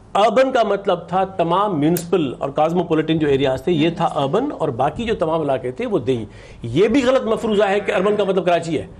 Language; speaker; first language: Urdu; non-native, local second language; Sindhi